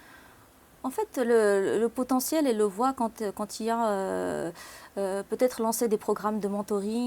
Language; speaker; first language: French; non-native, local second language; Arabic